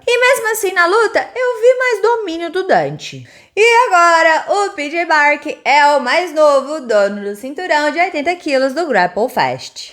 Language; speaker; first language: Portuguese; native; Portuguese